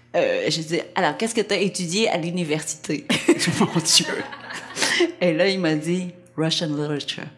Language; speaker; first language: French; non-native, fluent; Vietnamese